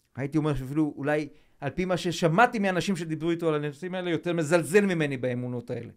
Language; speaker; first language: Hebrew; native; Hebrew